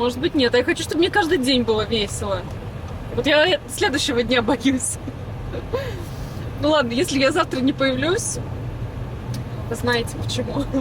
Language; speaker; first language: Russian; native; Russian